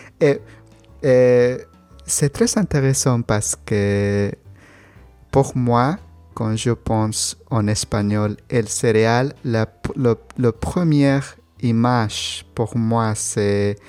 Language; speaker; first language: French; non-native, learner; Spanish